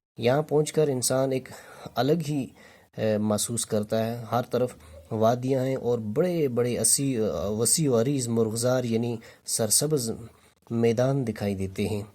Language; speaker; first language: Urdu; native; Urdu